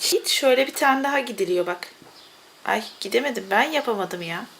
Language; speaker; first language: Turkish; native; Turkish